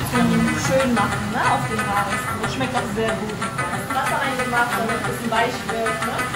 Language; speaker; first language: German; early bilingual, other home language; Persian